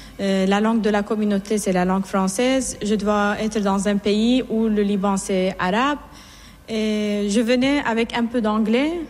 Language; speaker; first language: French; non-native, fluent; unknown